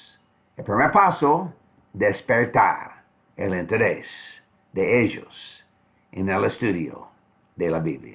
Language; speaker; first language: Spanish; non-native, fluent; English